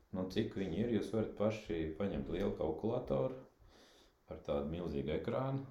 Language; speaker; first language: Latvian; non-native, local second language; Russian